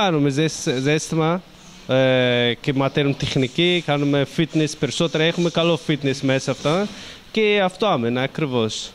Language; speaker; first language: Greek; non-native, learner; Thai